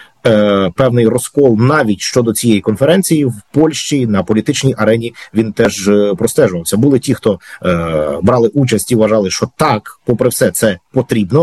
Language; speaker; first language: Ukrainian; native; Ukrainian